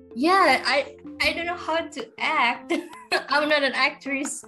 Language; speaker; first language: English; non-native, fluent; Indonesian